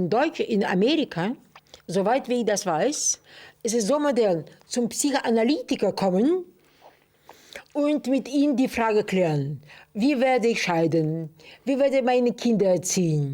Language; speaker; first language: German; non-native, fluent; Russian